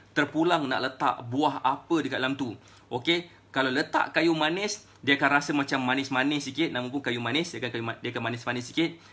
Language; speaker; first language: Malay; native; Malay